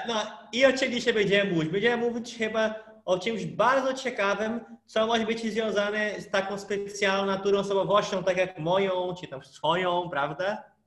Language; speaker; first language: Polish; non-native, fluent; Portuguese